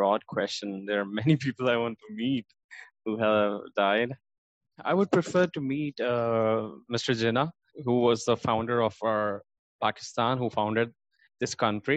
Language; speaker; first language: English; non-native, local second language; Urdu